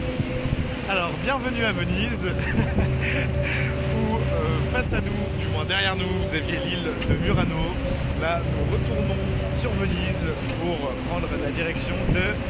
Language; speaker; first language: French; native; French